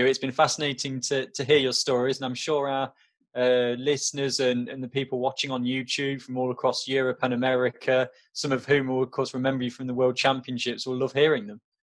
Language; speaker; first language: English; native; English